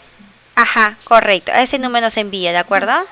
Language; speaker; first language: Spanish; native; Spanish